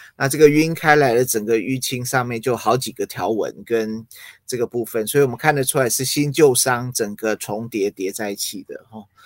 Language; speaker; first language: Chinese; early bilingual, other home language; English